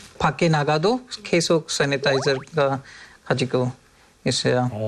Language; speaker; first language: Korean; non-native, learner; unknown